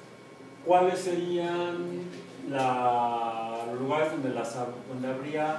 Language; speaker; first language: Spanish; native; Spanish